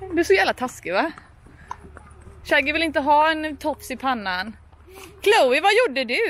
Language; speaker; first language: Swedish; native; Swedish